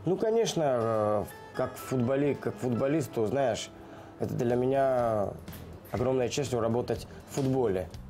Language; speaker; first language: Russian; non-native, local second language; Georgian